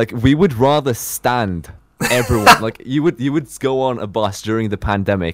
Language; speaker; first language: English; non-native, fluent; Norwegian